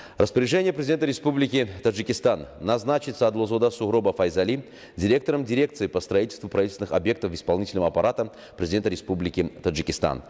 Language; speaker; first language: Russian; non-native, local second language; Tajik